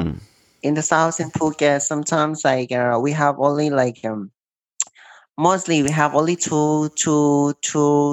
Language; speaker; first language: English; non-native, learner; Thai